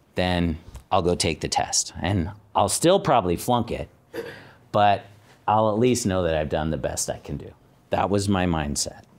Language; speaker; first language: English; native; English